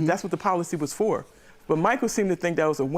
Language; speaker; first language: English; native; English